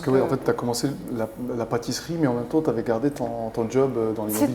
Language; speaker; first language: French; native; French